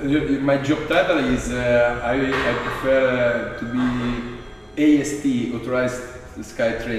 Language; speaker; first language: English; non-native, fluent; Italian